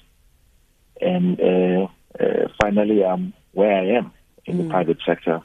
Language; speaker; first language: English; non-native, local second language; Shona